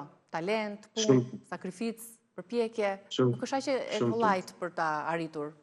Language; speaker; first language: Albanian; native; Albanian